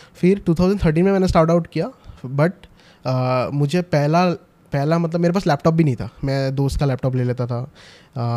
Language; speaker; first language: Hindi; non-native, local second language; Assamese